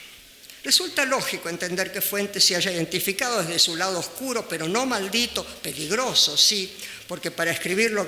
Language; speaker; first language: Spanish; native; Spanish